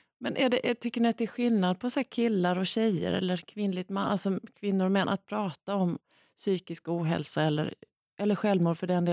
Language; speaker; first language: Swedish; native; Swedish